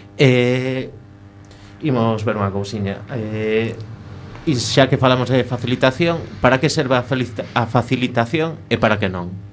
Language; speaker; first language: Galician; native; Galician